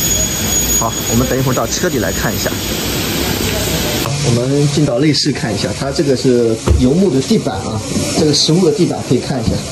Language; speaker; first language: Chinese; native; Chinese